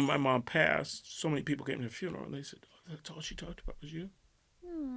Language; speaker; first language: English; native; English